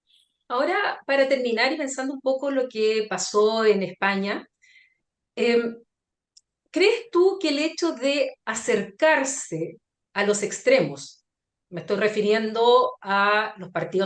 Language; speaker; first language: Spanish; native; Spanish